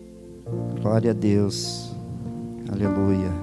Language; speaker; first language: Portuguese; native; Portuguese